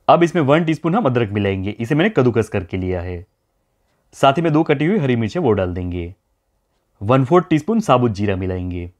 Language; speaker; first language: Hindi; non-native, local second language; Gujarati